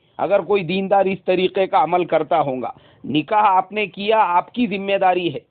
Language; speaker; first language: Urdu; native; Urdu